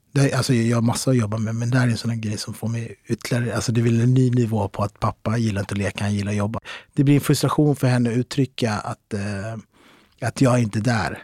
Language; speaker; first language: Swedish; early bilingual, other home language; Arabic